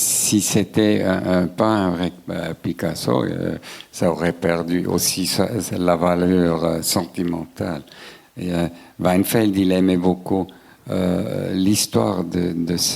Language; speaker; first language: French; non-native, local second language; German